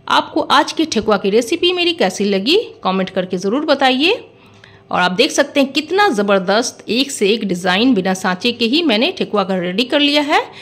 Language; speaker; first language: Hindi; native; Hindi